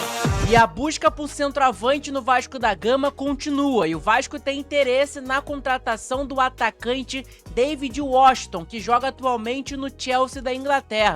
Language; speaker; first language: Portuguese; native; Portuguese